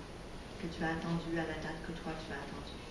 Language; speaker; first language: French; native; French